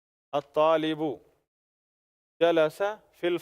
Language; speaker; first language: Arabic; non-native, fluent; Urdu